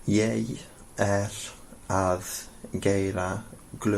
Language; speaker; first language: Icelandic; non-native, learner; English